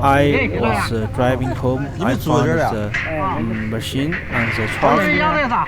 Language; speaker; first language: English; non-native, fluent; Chinese